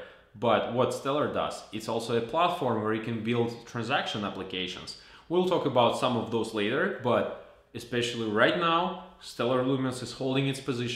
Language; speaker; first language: English; non-native, fluent; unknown